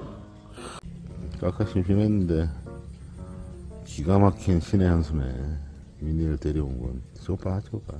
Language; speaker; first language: Korean; native; Korean